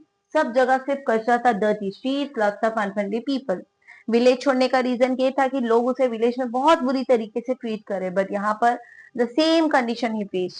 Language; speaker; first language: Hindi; native; Hindi